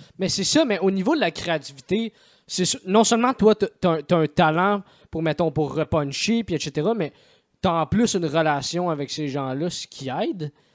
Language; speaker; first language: French; native; French